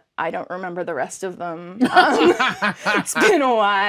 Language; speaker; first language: English; native; English